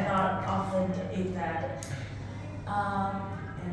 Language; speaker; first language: English; non-native, learner; Vietnamese